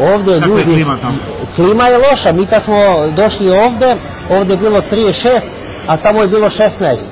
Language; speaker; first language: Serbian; early bilingual, heritage; Serbian